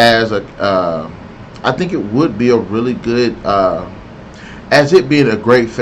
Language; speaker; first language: English; native; English